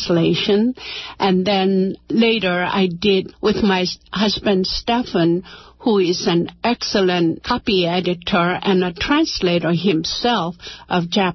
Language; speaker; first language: English; non-native, fluent; Korean